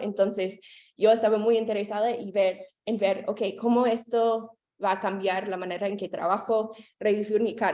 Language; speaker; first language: Spanish; non-native, fluent; English